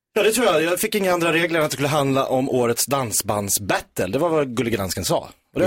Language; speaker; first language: Swedish; native; Swedish